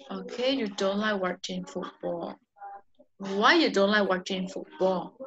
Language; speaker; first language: English; non-native, learner; Vietnamese